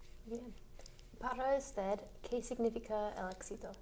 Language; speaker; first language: Spanish; non-native, learner; English